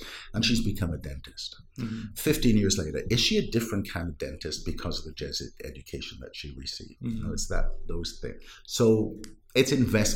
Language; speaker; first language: English; non-native, local second language; Welsh